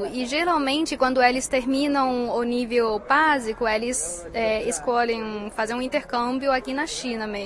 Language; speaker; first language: Portuguese; non-native, fluent; Chinese